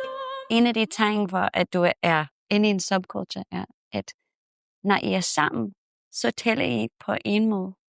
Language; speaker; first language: Danish; non-native, fluent; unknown